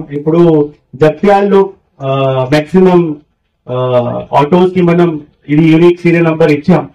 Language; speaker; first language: Telugu; non-native, fluent; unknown